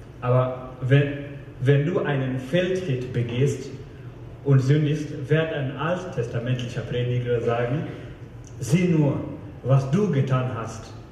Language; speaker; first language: German; non-native, fluent; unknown